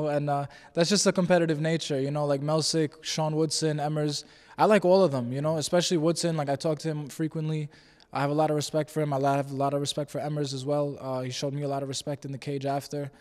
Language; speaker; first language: English; native; English